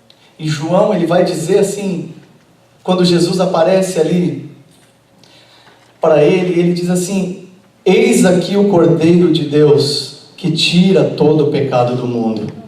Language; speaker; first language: Portuguese; native; Portuguese